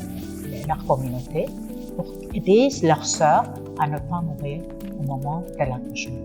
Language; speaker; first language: French; non-native, fluent; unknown